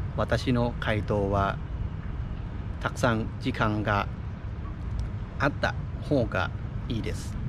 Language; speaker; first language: Japanese; non-native, learner; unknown